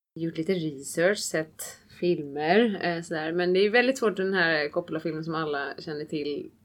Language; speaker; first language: Swedish; non-native, fluent; German